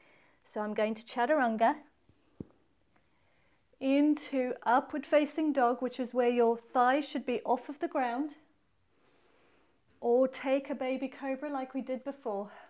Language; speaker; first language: English; native; English